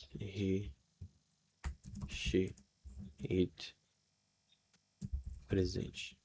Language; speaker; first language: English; non-native, fluent; Portuguese